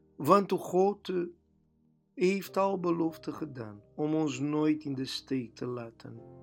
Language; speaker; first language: Dutch; non-native, fluent; Portuguese